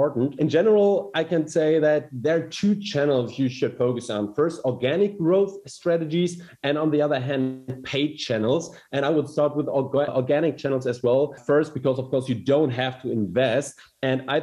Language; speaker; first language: English; non-native, fluent; German